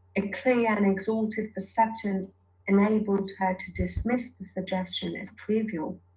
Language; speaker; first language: English; non-native, fluent; Persian